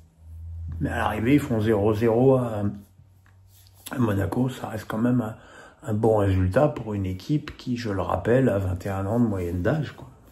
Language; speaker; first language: French; native; French